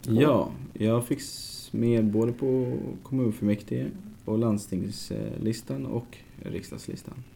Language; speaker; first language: Swedish; native; Swedish